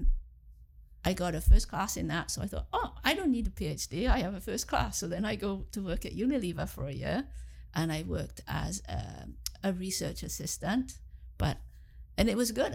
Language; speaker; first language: English; native; English